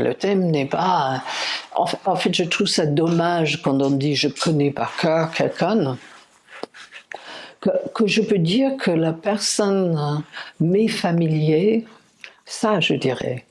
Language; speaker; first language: French; non-native, fluent; English